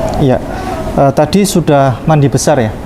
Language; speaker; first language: Indonesian; native; Indonesian